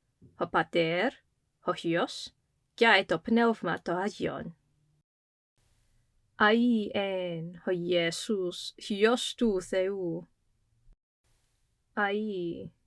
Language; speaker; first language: Greek; non-native, fluent; English